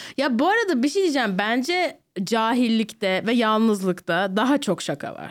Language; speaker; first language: Turkish; early bilingual, heritage; Turkish